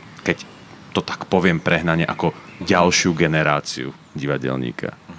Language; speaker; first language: Slovak; native; Slovak